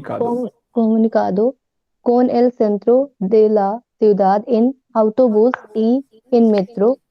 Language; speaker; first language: Spanish; non-native, learner; Hindi